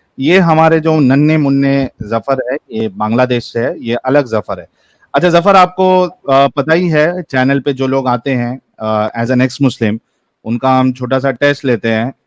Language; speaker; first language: Hindi; native; Hindi